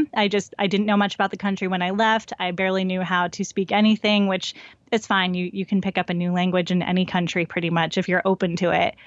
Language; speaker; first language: English; native; English